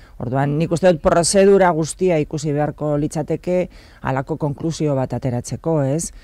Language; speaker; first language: Basque; non-native, local second language; Spanish